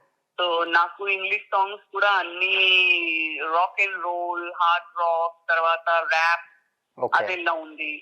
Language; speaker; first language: Telugu; non-native, learner; Gujarati